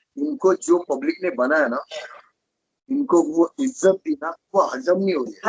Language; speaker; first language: Hindi; non-native, local second language; Marathi